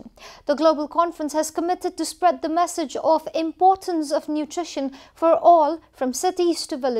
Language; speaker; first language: English; non-native, local second language; Nepali